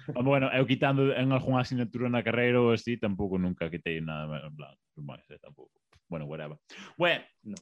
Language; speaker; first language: Galician; non-native, local second language; Spanish